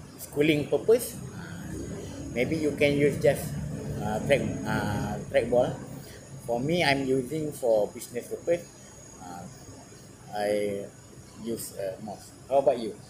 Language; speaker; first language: English; non-native, learner; Malay